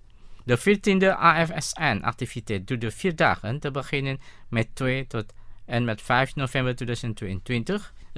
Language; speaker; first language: Dutch; non-native, fluent; Indonesian